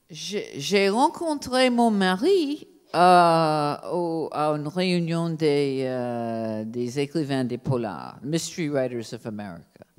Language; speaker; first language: French; non-native, fluent; English